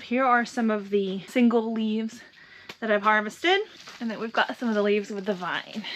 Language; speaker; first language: English; native; English